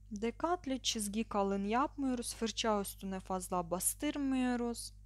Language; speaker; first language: Turkish; non-native, learner; Russian